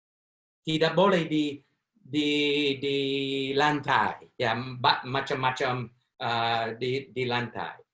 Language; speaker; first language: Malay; non-native, fluent; English